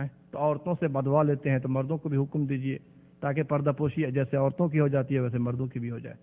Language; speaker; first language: Urdu; native; Urdu